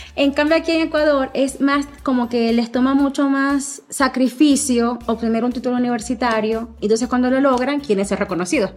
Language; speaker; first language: Spanish; native; Spanish